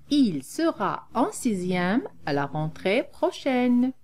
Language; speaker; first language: French; non-native, local second language; Arabic